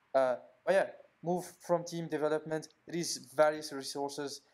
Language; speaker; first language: English; non-native, fluent; Arabic